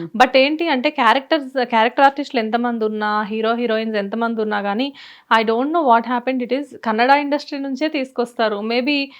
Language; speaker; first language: Telugu; native; Telugu